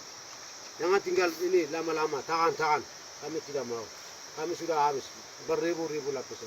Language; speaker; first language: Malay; non-native, local second language; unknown